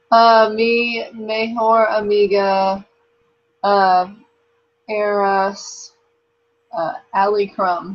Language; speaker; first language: Spanish; non-native, learner; English